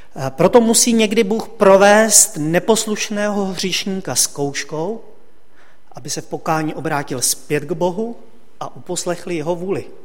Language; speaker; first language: Czech; native; Czech